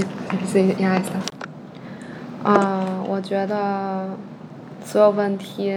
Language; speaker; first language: Spanish; non-native, learner; Chinese